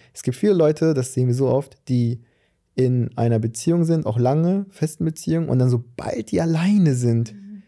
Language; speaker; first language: German; early bilingual, other home language; Portuguese